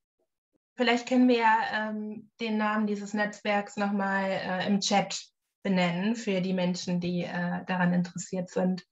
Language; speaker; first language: German; native; German